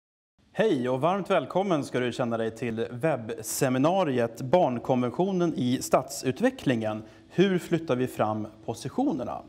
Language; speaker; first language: Swedish; native; Swedish